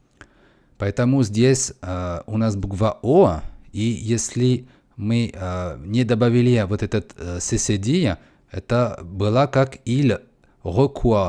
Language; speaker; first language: Russian; non-native, learner; French